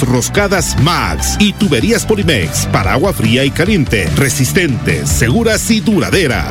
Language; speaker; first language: Spanish; native; Spanish